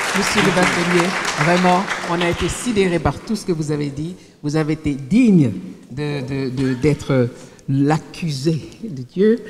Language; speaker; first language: French; non-native, fluent; English